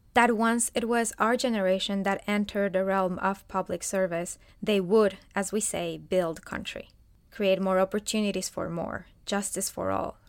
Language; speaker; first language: English; non-native, fluent; Spanish